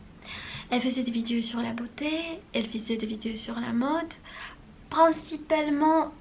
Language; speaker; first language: French; non-native, fluent; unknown